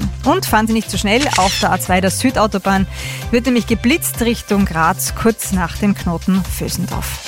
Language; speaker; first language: German; native; German